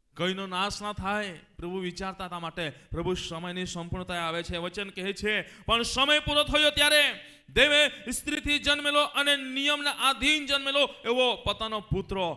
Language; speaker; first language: Gujarati; non-native, local second language; Gamit